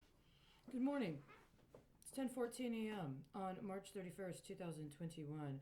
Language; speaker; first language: English; native; English